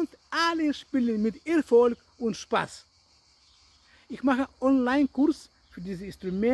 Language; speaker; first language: German; non-native, learner; Russian